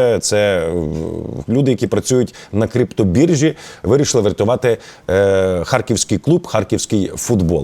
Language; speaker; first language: Ukrainian; native; Ukrainian